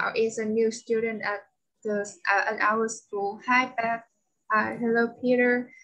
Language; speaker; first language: English; non-native, fluent; Vietnamese